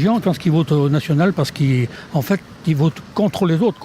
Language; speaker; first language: French; native; French